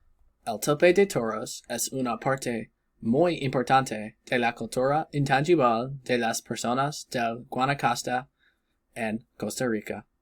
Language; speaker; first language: Spanish; non-native, learner; English